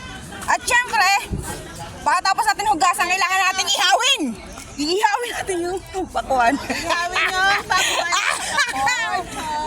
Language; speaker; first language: Filipino; non-native, local second language; Bikol